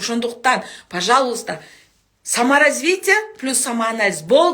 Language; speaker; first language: Russian; non-native, local second language; Kyrgyz